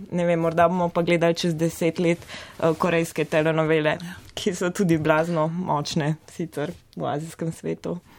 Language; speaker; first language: Slovenian; native; Slovenian